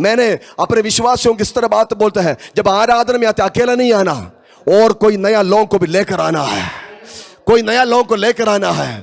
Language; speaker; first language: Hindi; non-native, local second language; Malayalam